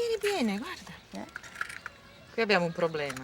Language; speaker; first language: Italian; early bilingual, heritage; Italian